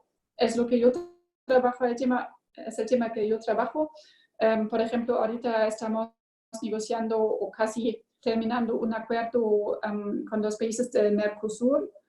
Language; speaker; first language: Spanish; non-native, learner; German